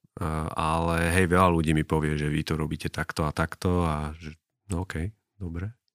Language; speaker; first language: Slovak; native; Slovak